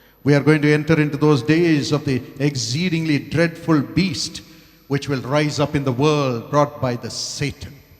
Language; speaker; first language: English; non-native, local second language; Tamil